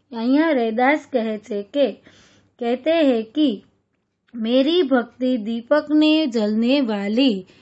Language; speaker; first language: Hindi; non-native, local second language; Gujarati